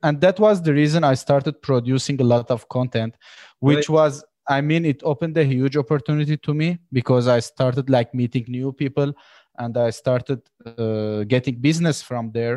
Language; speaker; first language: English; non-native, fluent; Armenian